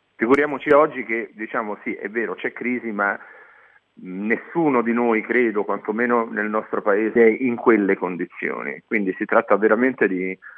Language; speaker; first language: Italian; native; Italian